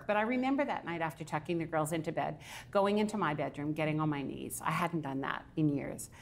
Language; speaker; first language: English; native; English